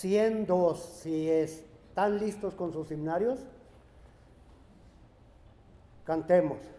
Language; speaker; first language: Spanish; native; Spanish